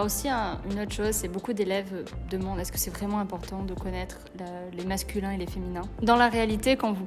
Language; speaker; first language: French; native; French